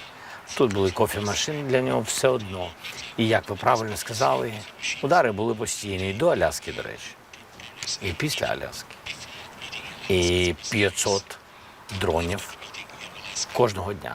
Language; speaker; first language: Ukrainian; non-native, local second language; Russian